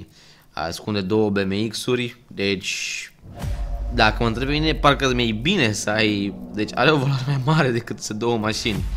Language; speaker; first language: Romanian; native; Romanian